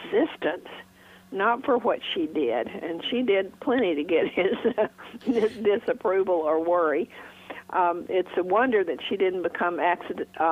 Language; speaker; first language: English; native; English